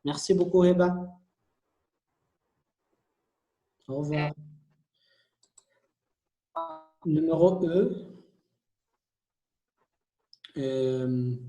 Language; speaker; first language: French; non-native, fluent; Arabic